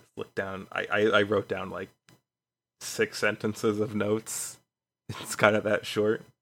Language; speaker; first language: English; native; English